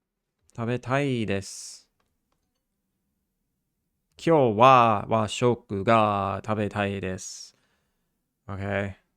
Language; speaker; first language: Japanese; non-native, learner; English